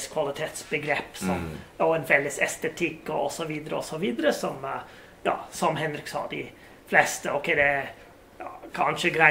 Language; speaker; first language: Norwegian; non-native, fluent; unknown